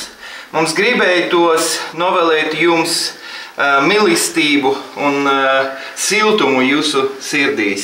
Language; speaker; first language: Latvian; non-native, local second language; Russian